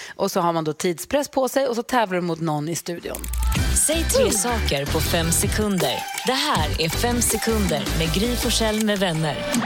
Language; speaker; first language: Swedish; native; Swedish